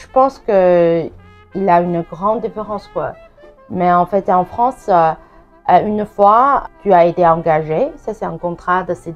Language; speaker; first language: French; non-native, fluent; Chinese